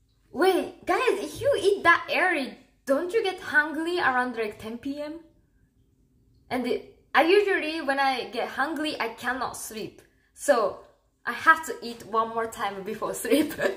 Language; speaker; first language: English; non-native, fluent; Japanese